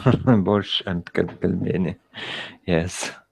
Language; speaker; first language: English; non-native, learner; Russian